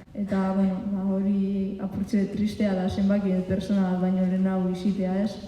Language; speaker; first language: Basque; native; Basque